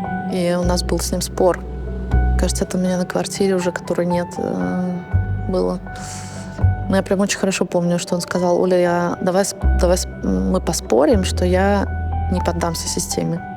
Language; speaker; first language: Russian; native; Russian